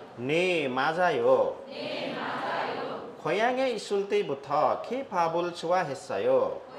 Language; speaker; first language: Korean; non-native, fluent; Nepali